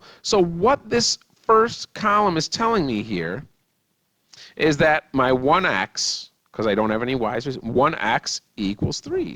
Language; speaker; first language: English; native; English